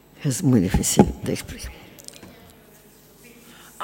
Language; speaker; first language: Spanish; non-native, learner; French